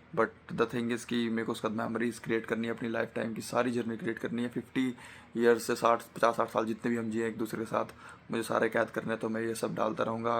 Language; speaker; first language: Hindi; native; Hindi